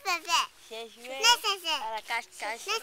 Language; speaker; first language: French; non-native, learner; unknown